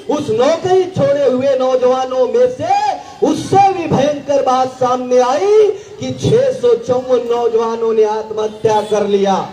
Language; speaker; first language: Hindi; non-native, local second language; Marathi